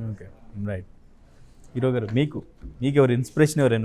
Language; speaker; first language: Telugu; native; Telugu